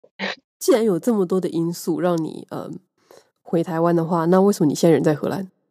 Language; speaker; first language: Chinese; native; Chinese